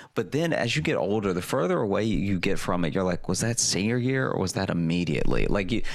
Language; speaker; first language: English; native; English